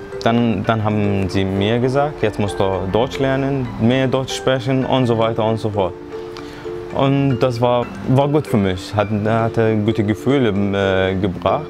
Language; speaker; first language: German; non-native, fluent; Arabic